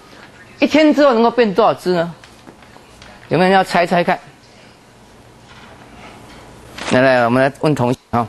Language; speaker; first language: Chinese; native; Chinese